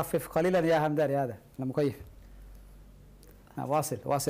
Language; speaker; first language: Arabic; non-native, fluent; Indonesian